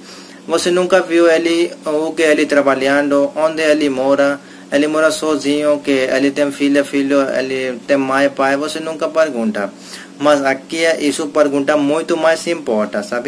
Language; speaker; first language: Portuguese; non-native, learner; Hindi